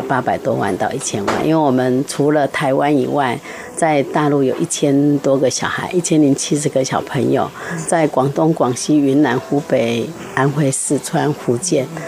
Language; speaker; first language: Chinese; native; Chinese